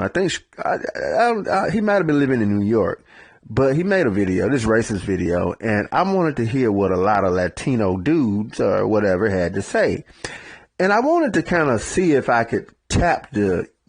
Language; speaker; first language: English; native; English